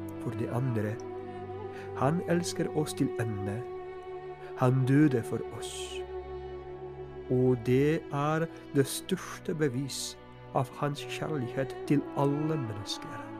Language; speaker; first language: Norwegian; non-native, fluent; Polish